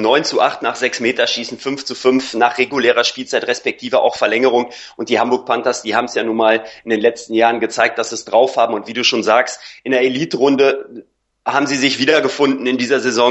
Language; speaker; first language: German; native; German